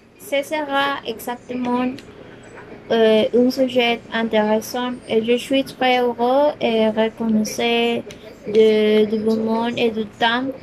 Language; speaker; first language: French; non-native, learner; Spanish